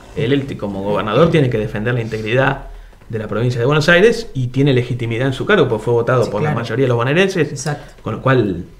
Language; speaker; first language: Spanish; native; Spanish